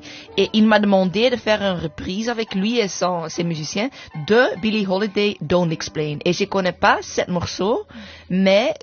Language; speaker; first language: French; non-native, fluent; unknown